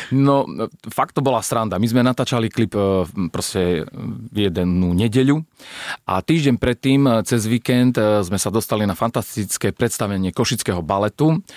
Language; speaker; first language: Slovak; non-native, local second language; Rusyn